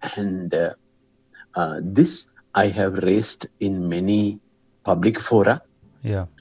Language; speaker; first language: English; non-native, local second language; Sinhala